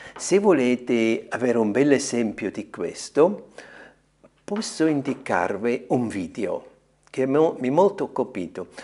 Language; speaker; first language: Italian; non-native, fluent; German